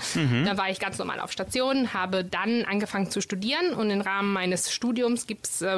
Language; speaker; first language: German; non-native, fluent; Italian